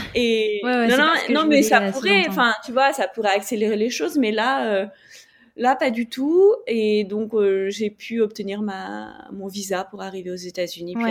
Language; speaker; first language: French; native; French